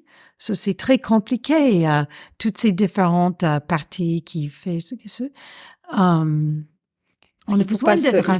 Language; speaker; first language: French; non-native, fluent; English